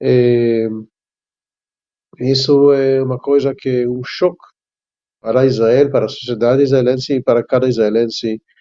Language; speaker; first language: Portuguese; non-native, fluent; Hebrew